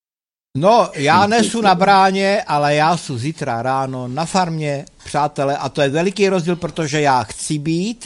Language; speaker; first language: Czech; native; Czech